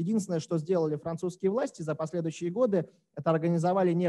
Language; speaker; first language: Russian; native; Russian